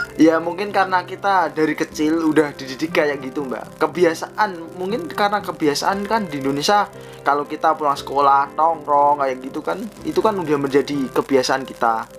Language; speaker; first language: Indonesian; native; Indonesian